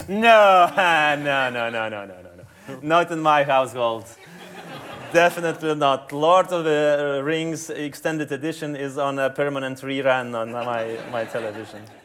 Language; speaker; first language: English; non-native, fluent; Lithuanian